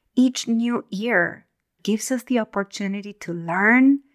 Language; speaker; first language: English; non-native, fluent; Spanish